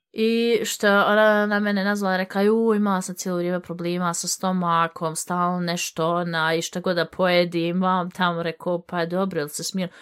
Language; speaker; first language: Bosnian; early bilingual, heritage; Bosnian